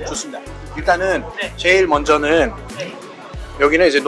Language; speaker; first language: Korean; non-native, fluent; Nepali